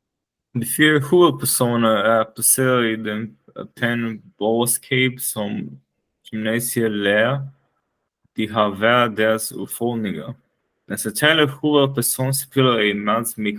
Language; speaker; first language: Danish; non-native, learner; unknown